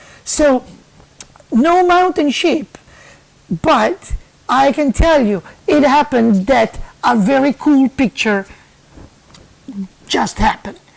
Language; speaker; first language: English; non-native, fluent; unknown